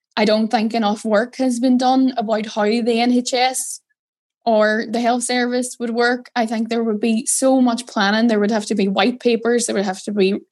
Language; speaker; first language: English; native; English